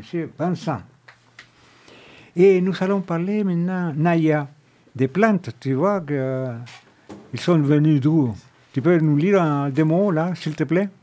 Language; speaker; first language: French; non-native, fluent; Spanish